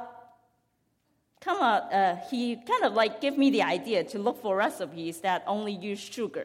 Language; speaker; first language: English; non-native, local second language; Cantonese